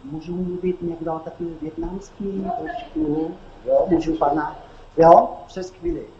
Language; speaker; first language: Czech; non-native, learner; Vietnamese